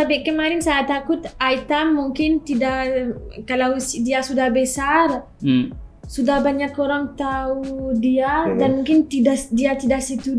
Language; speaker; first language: Indonesian; non-native, learner; French